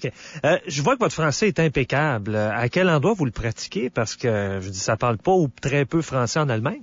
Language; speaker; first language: French; native; French